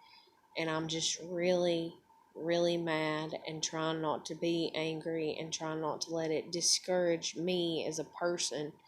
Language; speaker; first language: English; native; English